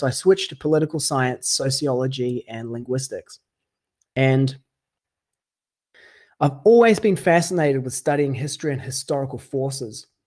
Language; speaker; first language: English; native; English